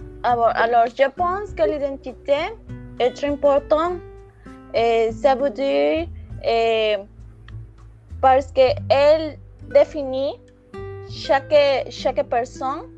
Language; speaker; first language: French; non-native, learner; Spanish